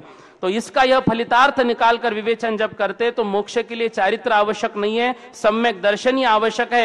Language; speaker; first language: Hindi; native; Hindi